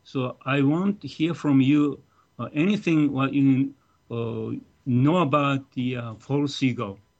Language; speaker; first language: English; non-native, learner; Japanese